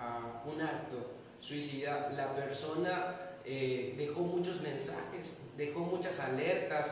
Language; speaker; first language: Spanish; native; Spanish